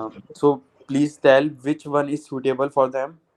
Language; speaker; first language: English; non-native, local second language; Hindi